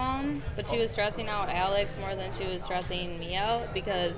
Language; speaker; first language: English; native; English